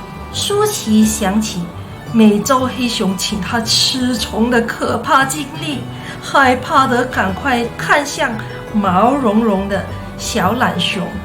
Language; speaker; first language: Chinese; native; Chinese